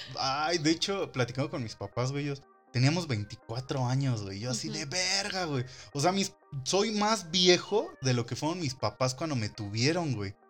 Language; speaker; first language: Spanish; native; Spanish